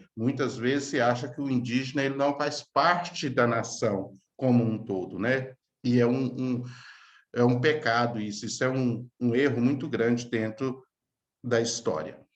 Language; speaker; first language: Portuguese; native; Portuguese